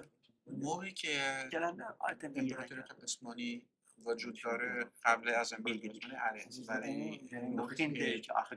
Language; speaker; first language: Persian; non-native, learner; Kurdish